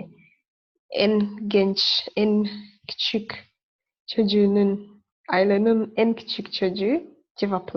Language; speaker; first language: Turkish; non-native, learner; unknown